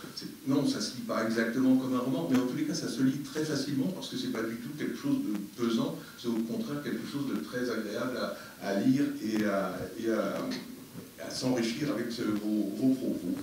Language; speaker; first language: French; native; French